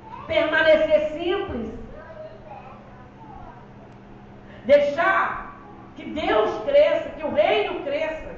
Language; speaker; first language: Portuguese; native; Portuguese